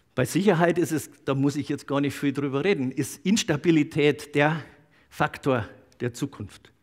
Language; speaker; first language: German; native; German